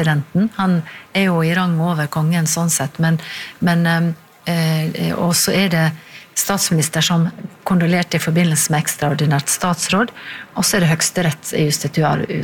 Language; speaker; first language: Norwegian; native; Norwegian